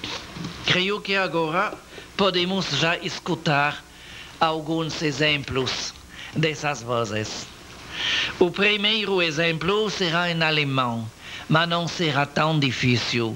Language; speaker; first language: Portuguese; non-native, learner; French